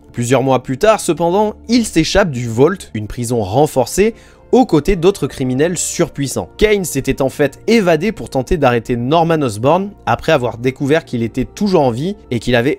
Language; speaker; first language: French; native; French